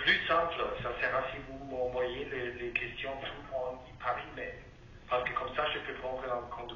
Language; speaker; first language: French; non-native, learner; German